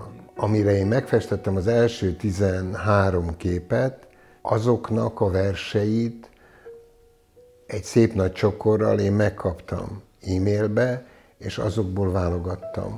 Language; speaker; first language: Hungarian; native; Hungarian